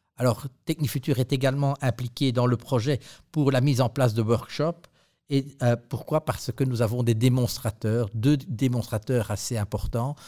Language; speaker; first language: French; native; French